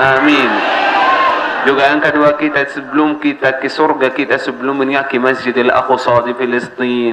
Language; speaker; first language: Indonesian; non-native, learner; Arabic